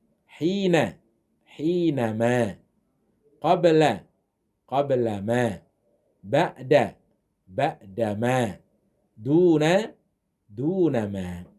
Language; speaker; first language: Arabic; non-native, fluent; Indonesian